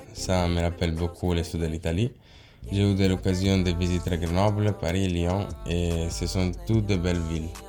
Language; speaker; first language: French; non-native, learner; Italian